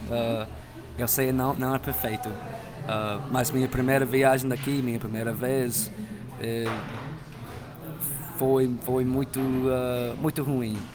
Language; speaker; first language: Portuguese; non-native, learner; English